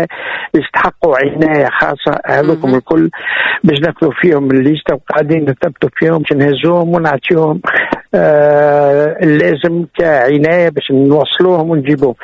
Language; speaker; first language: Arabic; native; Arabic